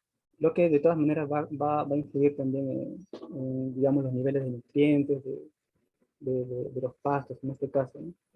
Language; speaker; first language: Spanish; native; Spanish